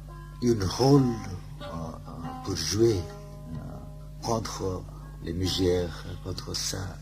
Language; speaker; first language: French; non-native, fluent; Bangla